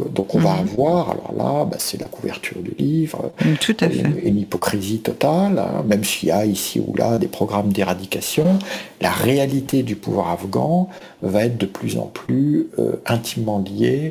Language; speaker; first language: French; native; French